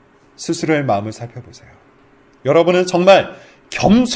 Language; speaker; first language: Korean; native; Korean